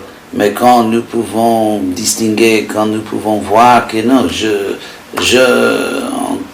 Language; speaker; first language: French; non-native, fluent; English